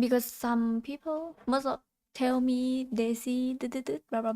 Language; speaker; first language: English; non-native, learner; Thai